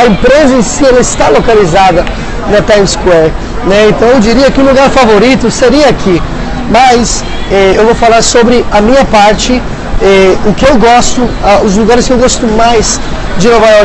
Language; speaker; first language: Portuguese; non-native, fluent; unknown